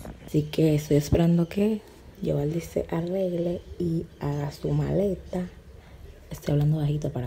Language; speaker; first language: Spanish; native; Spanish